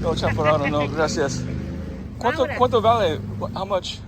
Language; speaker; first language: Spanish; non-native, learner; English